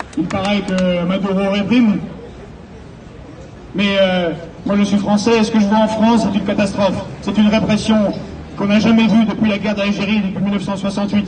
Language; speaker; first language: French; native; French